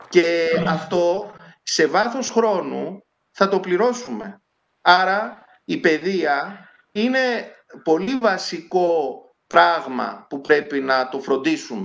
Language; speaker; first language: Greek; native; Greek